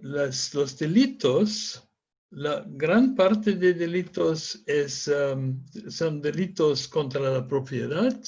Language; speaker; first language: Spanish; non-native, fluent; German